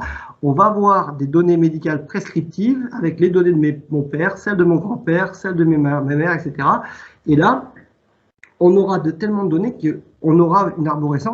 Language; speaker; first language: French; native; French